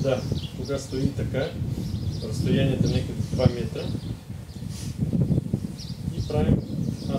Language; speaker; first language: Bulgarian; non-native, learner; Russian